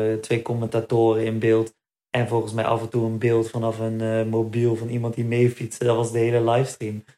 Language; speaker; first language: Dutch; early bilingual, other home language; Berber languages